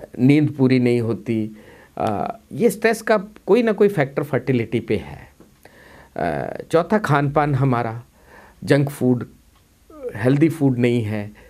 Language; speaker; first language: Hindi; non-native, local second language; Punjabi